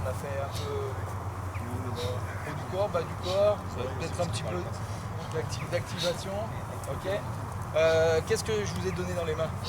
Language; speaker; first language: French; native; French